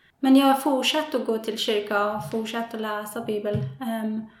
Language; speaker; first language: Swedish; non-native, fluent; Persian